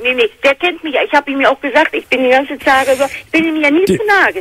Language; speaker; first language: German; native; German